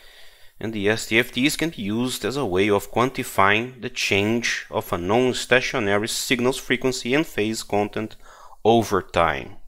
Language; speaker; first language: English; non-native, fluent; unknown